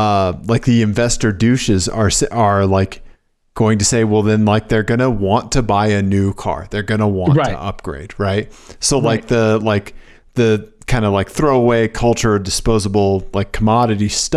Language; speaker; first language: English; native; English